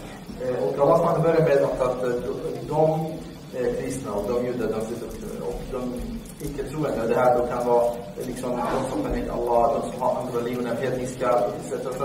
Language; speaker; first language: Swedish; non-native, fluent; Arabic